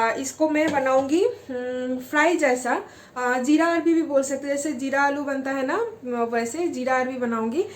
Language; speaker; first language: Hindi; non-native, local second language; Bangla